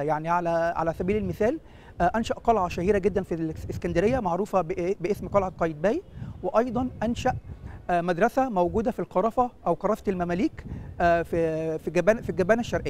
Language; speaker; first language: Arabic; native; Arabic